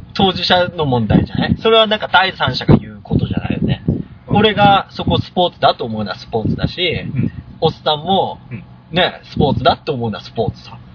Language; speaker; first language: Japanese; native; Japanese